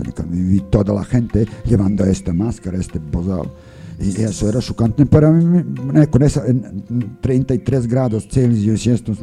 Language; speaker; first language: Spanish; non-native, learner; English